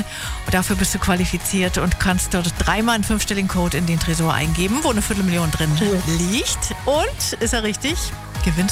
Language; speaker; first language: German; native; German